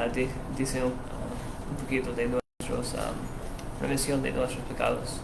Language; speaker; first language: Spanish; non-native, learner; English